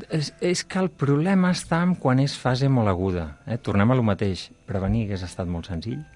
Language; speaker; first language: Catalan; native; Catalan